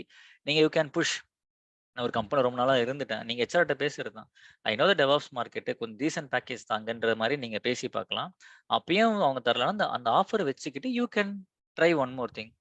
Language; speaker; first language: Tamil; native; Tamil